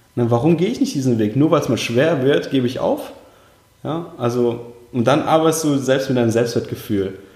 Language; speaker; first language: German; early bilingual, other home language; Russian